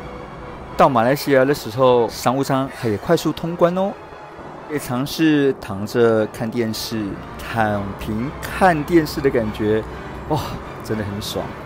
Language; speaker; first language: Chinese; native; Chinese